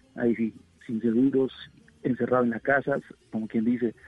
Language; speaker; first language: Spanish; native; Spanish